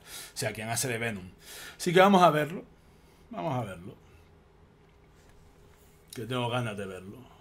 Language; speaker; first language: Spanish; native; Spanish